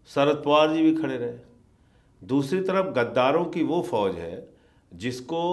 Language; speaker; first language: Hindi; native; Hindi